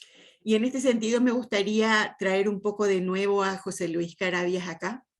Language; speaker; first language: Spanish; native; Spanish